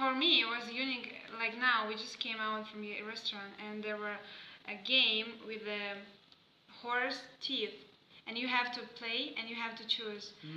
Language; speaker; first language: English; non-native, fluent; Russian